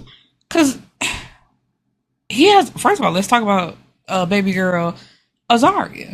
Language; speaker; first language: English; native; English